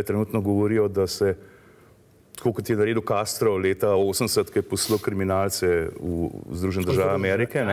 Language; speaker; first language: Slovenian; native; Slovenian